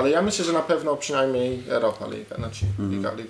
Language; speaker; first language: Polish; non-native, learner; English